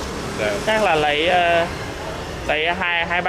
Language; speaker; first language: Vietnamese; non-native, fluent; English